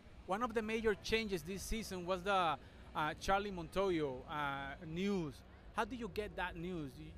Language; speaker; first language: English; non-native, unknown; Spanish